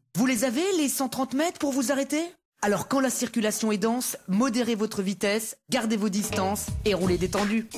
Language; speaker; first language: French; native; French